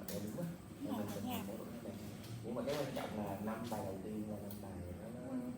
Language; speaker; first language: Vietnamese; native; Vietnamese